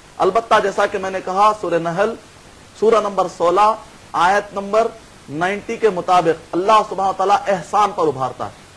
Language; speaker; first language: Urdu; native; Urdu